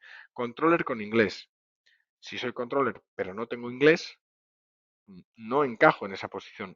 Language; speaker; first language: Spanish; native; Spanish